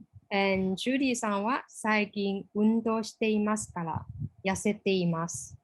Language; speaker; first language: Japanese; non-native, fluent; English